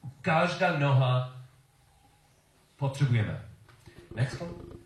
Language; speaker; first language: Czech; non-native, learner; English